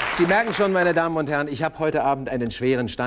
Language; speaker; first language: German; native; German